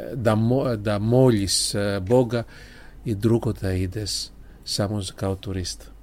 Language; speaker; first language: Serbian; non-native, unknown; Greek